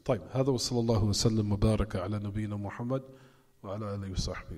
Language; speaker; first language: Arabic; non-native, fluent; English